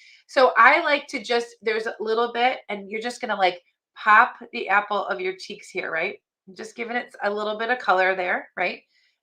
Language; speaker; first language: English; native; English